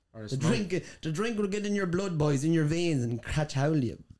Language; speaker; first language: English; native; English